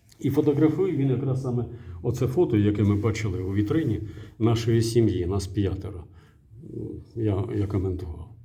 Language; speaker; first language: Ukrainian; native; Ukrainian